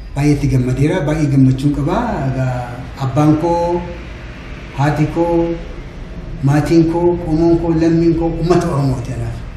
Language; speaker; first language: Oromo; native; Oromo